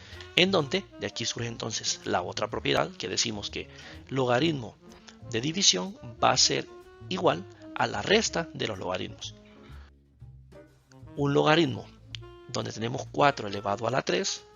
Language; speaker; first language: Spanish; native; Spanish